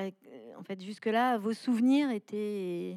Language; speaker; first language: French; native; French